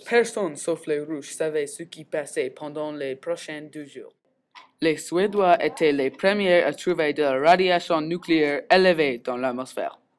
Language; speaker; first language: French; non-native, learner; English